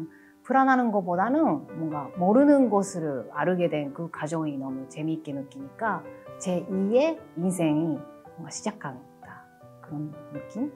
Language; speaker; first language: Korean; non-native, fluent; Japanese